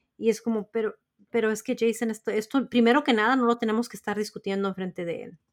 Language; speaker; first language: Spanish; early bilingual, heritage; Spanish